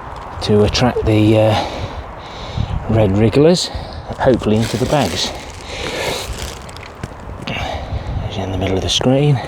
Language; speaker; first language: English; native; English